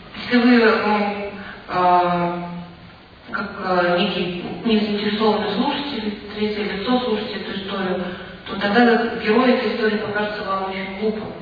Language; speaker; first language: Russian; native; Russian